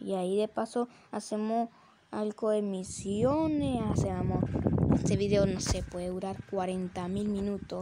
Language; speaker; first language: Spanish; native; Spanish